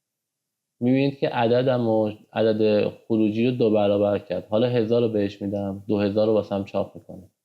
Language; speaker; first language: Persian; native; Persian